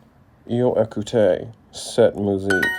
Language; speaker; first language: French; non-native, learner; English